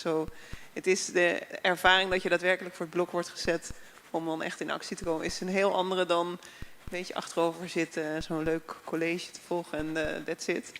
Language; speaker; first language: Dutch; native; Dutch